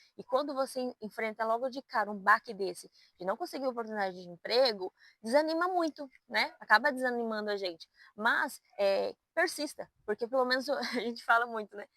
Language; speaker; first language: Portuguese; native; Portuguese